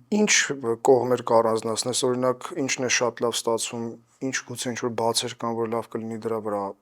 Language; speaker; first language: Armenian; native; Armenian